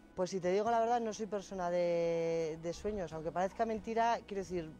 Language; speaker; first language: Spanish; native; Spanish